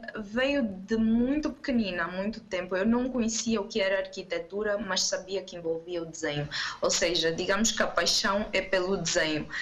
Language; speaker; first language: Portuguese; non-native, local second language; Kabuverdianu